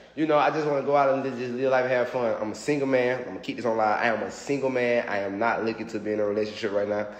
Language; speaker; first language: English; native; English